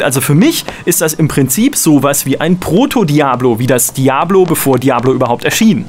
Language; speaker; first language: German; native; German